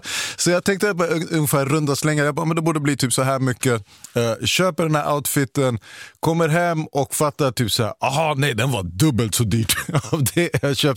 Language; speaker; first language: Swedish; native; Swedish